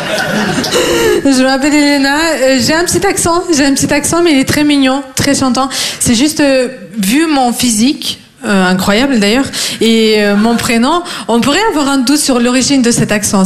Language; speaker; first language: French; non-native, fluent; Russian